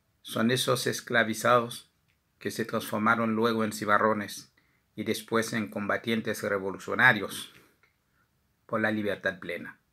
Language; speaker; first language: Spanish; non-native, fluent; Haitian Creole